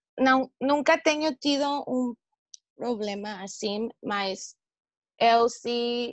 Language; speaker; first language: Portuguese; non-native, learner; Spanish